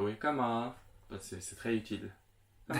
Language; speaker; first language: French; non-native, fluent; Chinese